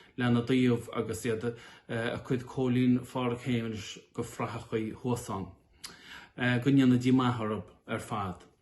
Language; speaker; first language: Irish; native; Irish